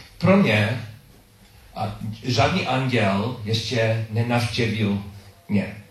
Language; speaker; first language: Czech; non-native, learner; English